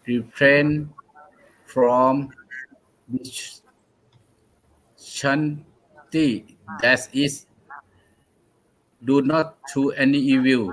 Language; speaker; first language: English; non-native, learner; Thai